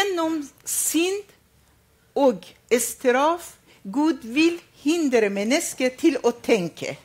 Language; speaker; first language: Norwegian; non-native, fluent; Arabic